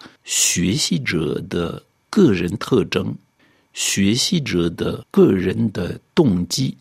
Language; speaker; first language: Chinese; non-native, fluent; French